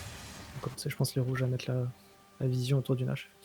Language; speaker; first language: French; native; French